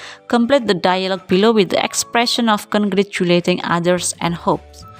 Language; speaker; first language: English; non-native, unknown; Indonesian